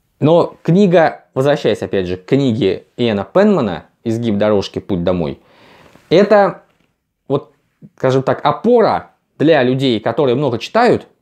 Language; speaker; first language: Russian; native; Russian